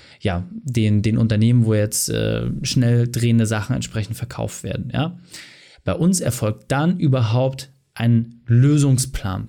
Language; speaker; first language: German; native; German